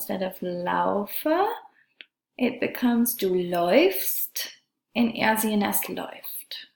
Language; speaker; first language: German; non-native, fluent; English